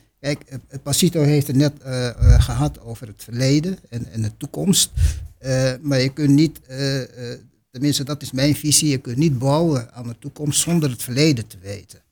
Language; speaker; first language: Dutch; native; Dutch